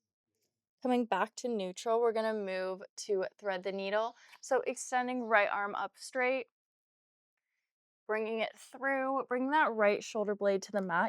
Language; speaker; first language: English; native; English